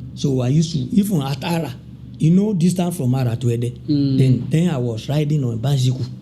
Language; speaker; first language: English; non-native, local second language; Yoruba